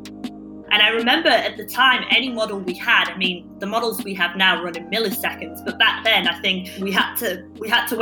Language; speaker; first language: English; native; English